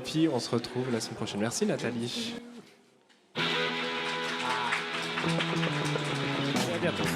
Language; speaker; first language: French; native; French